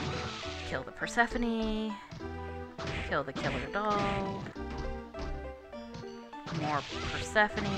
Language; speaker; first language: English; native; English